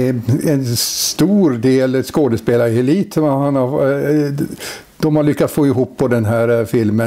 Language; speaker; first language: Swedish; native; Swedish